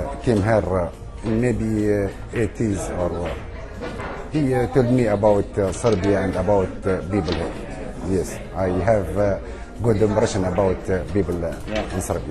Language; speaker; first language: English; non-native, learner; Arabic